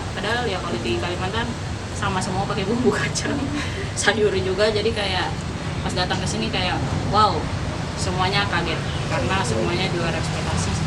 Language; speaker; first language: Indonesian; native; Indonesian